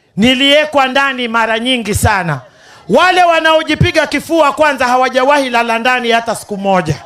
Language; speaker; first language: Swahili; non-native, local second language; Giryama